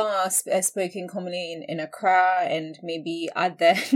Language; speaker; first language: English; non-native, local second language; Akan